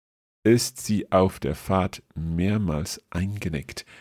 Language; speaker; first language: German; non-native, fluent; English